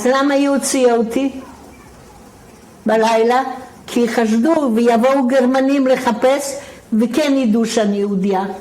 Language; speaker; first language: Hebrew; non-native, fluent; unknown